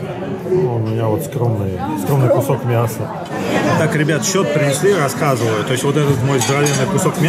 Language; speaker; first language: Russian; native; Russian